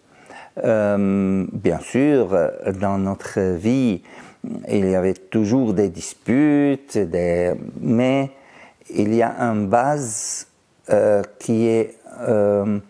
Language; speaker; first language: French; non-native, fluent; Arabic